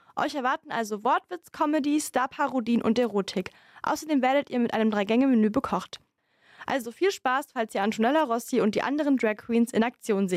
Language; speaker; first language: German; native; German